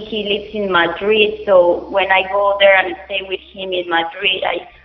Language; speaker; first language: English; non-native, fluent; Spanish